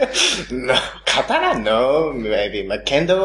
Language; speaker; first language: English; non-native, learner; Japanese